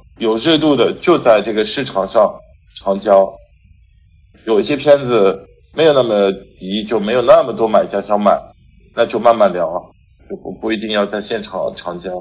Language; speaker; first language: Chinese; non-native, fluent; French